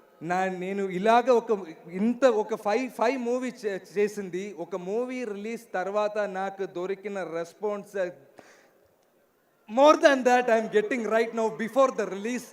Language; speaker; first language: Telugu; non-native, learner; Malayalam